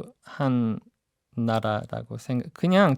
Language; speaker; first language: Korean; non-native, fluent; English